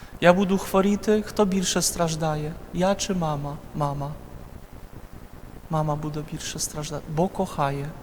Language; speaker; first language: Ukrainian; non-native, fluent; Polish